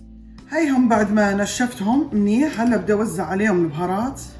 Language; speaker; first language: Arabic; native; Arabic